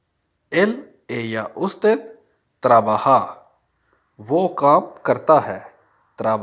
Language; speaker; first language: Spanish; non-native, fluent; Urdu